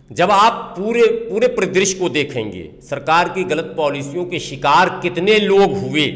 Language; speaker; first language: Hindi; native; Hindi